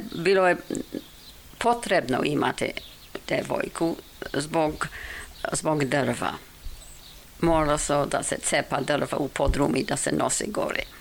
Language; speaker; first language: Serbian; non-native, fluent; English